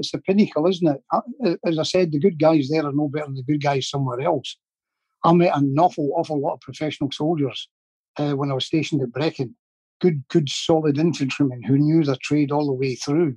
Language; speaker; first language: English; native; English